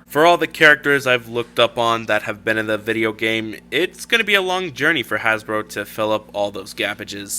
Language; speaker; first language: English; native; English